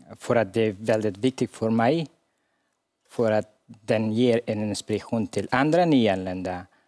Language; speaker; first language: Swedish; non-native, fluent; Hazaragi